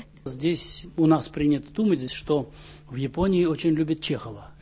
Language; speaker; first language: Russian; native; Russian